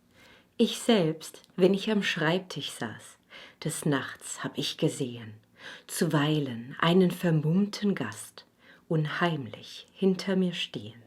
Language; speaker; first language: German; native; German